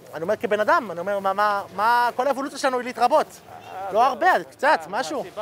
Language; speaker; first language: Hebrew; early bilingual, other home language; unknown